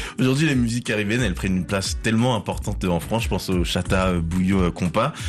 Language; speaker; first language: French; native; French